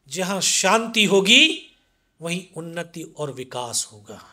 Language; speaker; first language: Hindi; native; Hindi